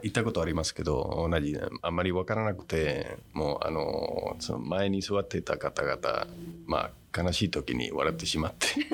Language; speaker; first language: Japanese; non-native, fluent; Spanish